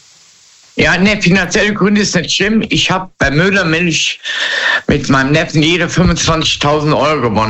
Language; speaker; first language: German; native; German